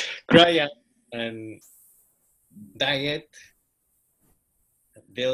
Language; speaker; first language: English; non-native, learner; Japanese